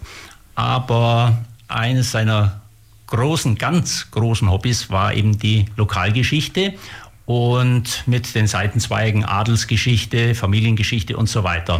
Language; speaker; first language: German; native; German